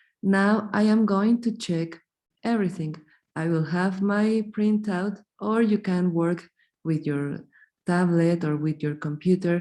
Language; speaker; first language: English; non-native, fluent; Spanish